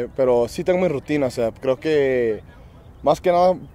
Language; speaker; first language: Spanish; early bilingual, other home language; English